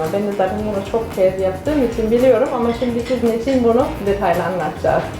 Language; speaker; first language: Turkish; early bilingual, heritage; Turkish